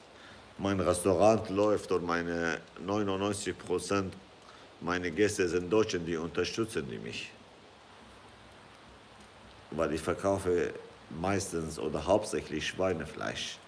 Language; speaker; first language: German; non-native, fluent; Kurdish